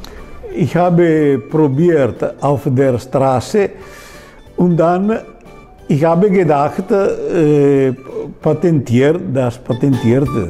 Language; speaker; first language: German; non-native, learner; Italian